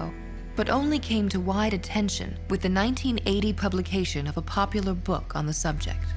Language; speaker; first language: English; native; English